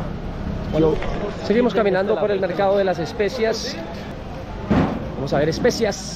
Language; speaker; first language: Spanish; native; Spanish